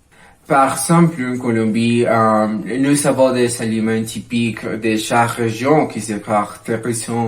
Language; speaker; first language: French; non-native, learner; Spanish